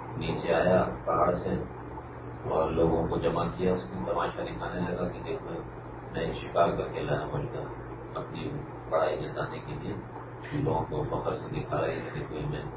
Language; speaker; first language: Urdu; native; Urdu